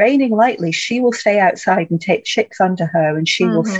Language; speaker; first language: English; native; English